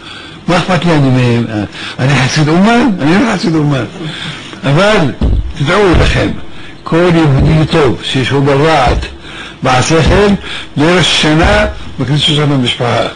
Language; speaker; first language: Hebrew; early bilingual, other home language; Arabic